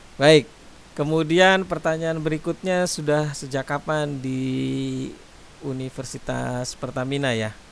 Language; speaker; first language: Indonesian; native; Indonesian